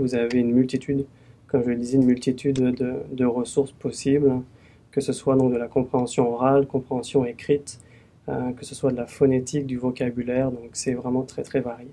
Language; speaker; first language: French; native; French